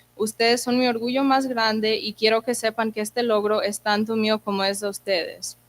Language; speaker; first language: Spanish; early bilingual, heritage; Spanish